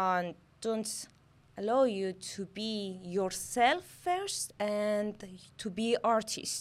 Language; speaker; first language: English; non-native, learner; Persian